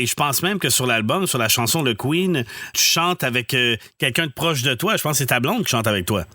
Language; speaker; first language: French; native; French